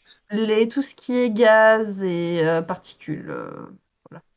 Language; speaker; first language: French; native; French